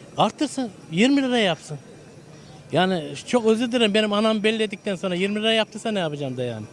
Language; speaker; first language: Turkish; native; Turkish